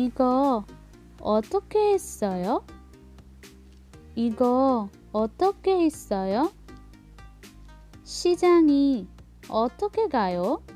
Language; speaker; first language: Korean; non-native, learner; Filipino